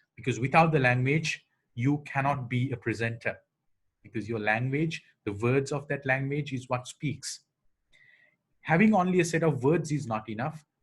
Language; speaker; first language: English; non-native, local second language; Sinhala